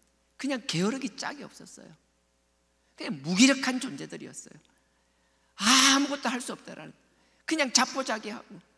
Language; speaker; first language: Korean; native; Korean